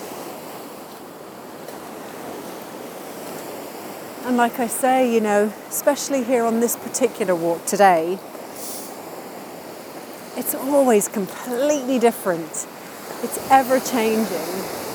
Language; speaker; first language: English; native; English